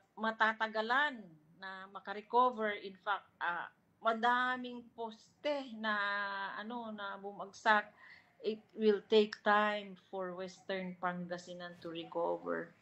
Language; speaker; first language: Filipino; non-native, local second language; Pangasinan